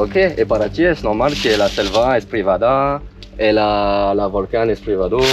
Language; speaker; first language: Spanish; non-native, learner; French